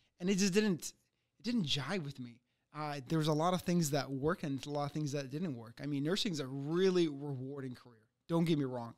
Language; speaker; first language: English; early bilingual, other home language; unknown